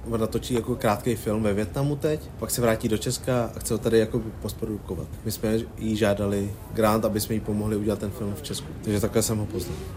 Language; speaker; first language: Czech; early bilingual, other home language; Vietnamese